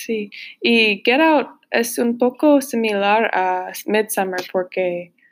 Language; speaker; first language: Spanish; non-native, learner; English